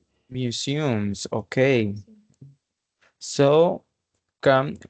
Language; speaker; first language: English; non-native, learner; Spanish